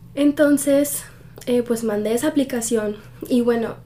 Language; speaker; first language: Spanish; early bilingual, heritage; Spanish